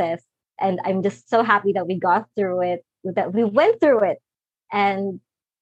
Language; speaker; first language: English; non-native, local second language; Filipino